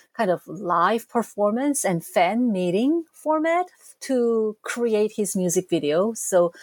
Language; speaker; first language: English; non-native, fluent; Korean